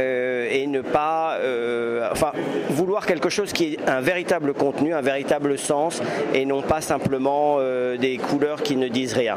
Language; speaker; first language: French; native; French